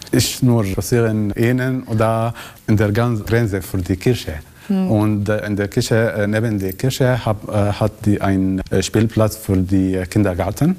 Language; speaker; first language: German; non-native, learner; Arabic